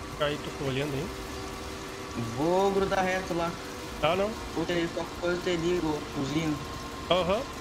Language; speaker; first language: Portuguese; native; Portuguese